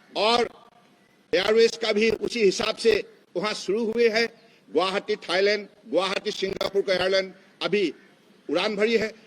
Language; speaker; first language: Hindi; non-native, local second language; Assamese